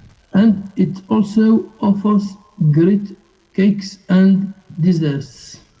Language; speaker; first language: English; non-native, learner; Arabic